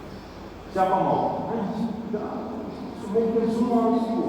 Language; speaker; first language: Indonesian; non-native, learner; Arabic